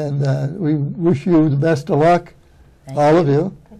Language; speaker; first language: English; native; English